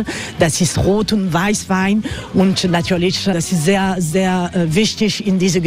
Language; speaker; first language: German; non-native, learner; French